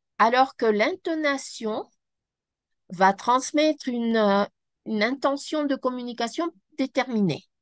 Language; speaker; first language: French; non-native, fluent; Spanish